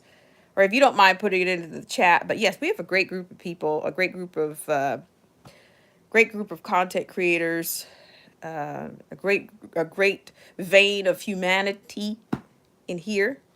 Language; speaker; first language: English; native; English